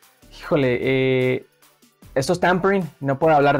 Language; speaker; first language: Spanish; native; Spanish